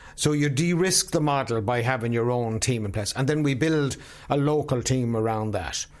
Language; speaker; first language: English; native; English